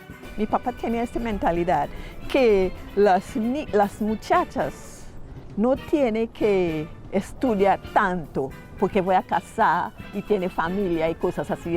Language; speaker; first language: Spanish; non-native, learner; English